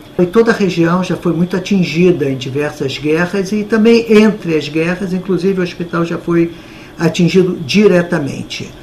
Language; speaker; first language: Portuguese; native; Portuguese